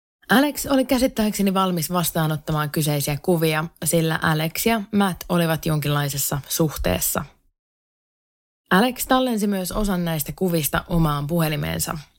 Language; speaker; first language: Finnish; native; Finnish